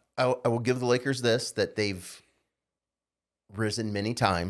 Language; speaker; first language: English; native; English